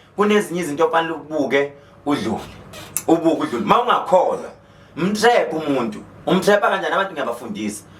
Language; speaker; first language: Zulu; native; Zulu